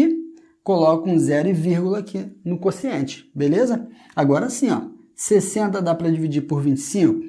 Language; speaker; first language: Portuguese; native; Portuguese